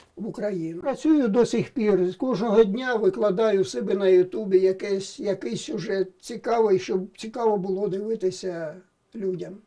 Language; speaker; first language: Ukrainian; native; Ukrainian